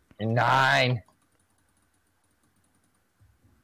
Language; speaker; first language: German; native; German